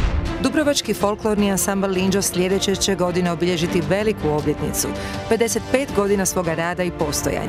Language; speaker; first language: Serbian; native; Serbian